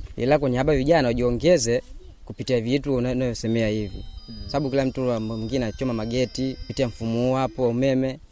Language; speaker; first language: Swahili; non-native, local second language; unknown